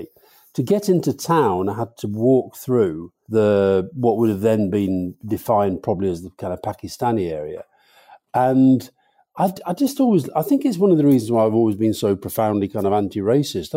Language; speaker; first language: English; native; English